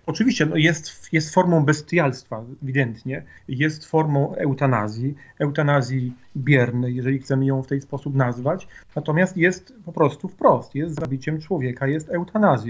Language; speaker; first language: Polish; native; Polish